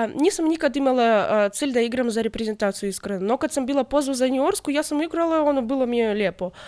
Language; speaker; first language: Serbian; non-native, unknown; Russian